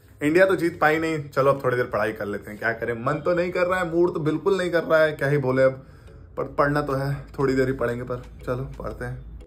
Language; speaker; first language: Hindi; native; Hindi